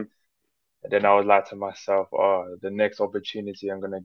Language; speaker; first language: English; native; English